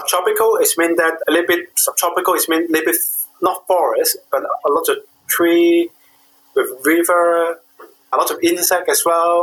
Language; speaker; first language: English; non-native, local second language; Cantonese